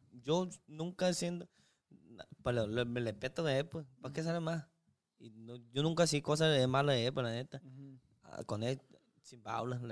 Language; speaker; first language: Spanish; non-native, learner; Chinese